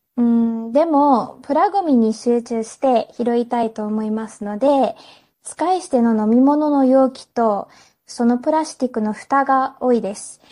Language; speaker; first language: Japanese; non-native, fluent; English